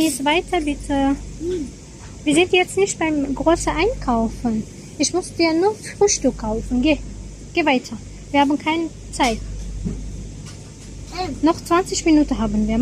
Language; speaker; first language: German; non-native, fluent; Tajik